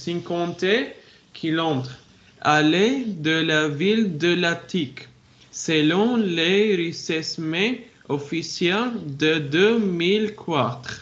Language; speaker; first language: French; non-native, learner; Arabic